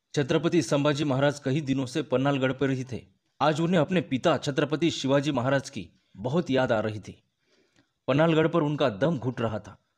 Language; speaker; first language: Hindi; non-native, local second language; Marathi